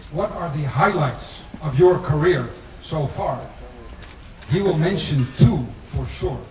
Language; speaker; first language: English; non-native, fluent; Dutch